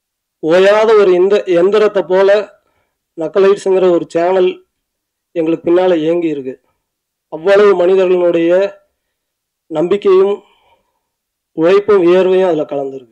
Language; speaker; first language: Tamil; native; Tamil